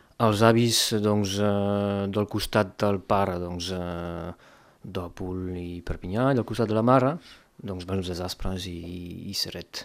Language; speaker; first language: Catalan; non-native, local second language; French